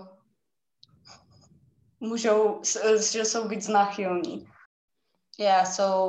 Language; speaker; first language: English; non-native, learner; Czech